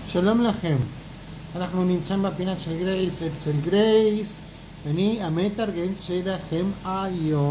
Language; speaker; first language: Hebrew; non-native, fluent; Spanish